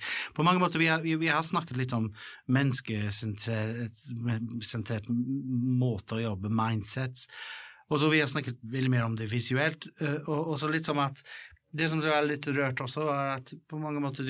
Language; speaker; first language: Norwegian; non-native, fluent; English